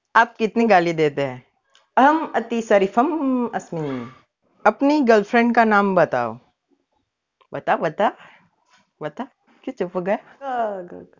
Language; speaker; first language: Hindi; non-native, local second language; Gujarati